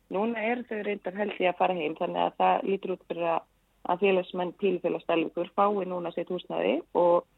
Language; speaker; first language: Icelandic; native; Icelandic